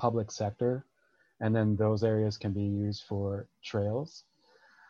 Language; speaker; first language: English; native; English